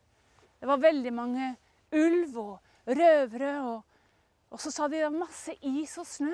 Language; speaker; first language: Norwegian; non-native, fluent; English